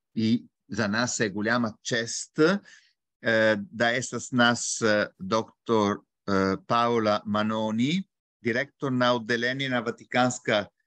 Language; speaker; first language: Bulgarian; native; Bulgarian